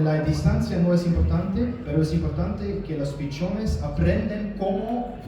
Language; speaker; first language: Spanish; non-native, learner; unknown